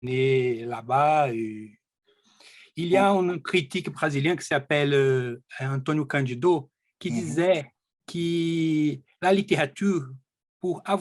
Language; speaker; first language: French; non-native, learner; Portuguese